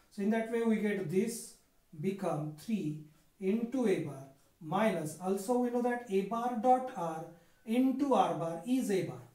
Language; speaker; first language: English; non-native, local second language; Marathi